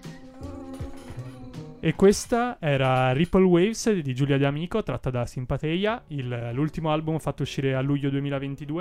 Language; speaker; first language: Italian; native; Italian